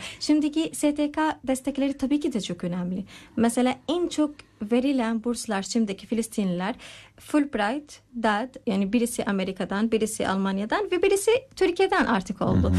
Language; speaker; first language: Turkish; non-native, learner; Arabic